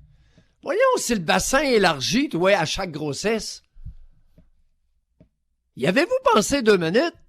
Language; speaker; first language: French; native; French